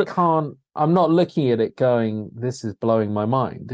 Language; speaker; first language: English; native; English